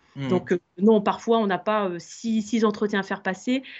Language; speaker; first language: French; native; French